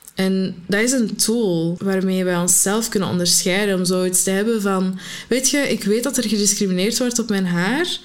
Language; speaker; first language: Dutch; early bilingual, other home language; Arabic